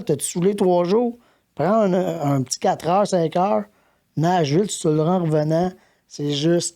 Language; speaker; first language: French; native; French